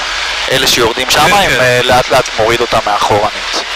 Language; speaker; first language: Hebrew; native; Hebrew